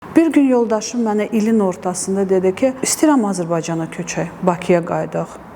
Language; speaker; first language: Azerbaijani; native; Azerbaijani